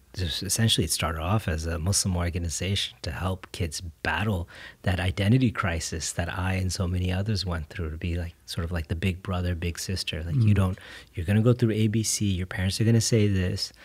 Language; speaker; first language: English; native; English